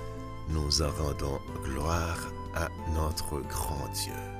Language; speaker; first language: French; native; French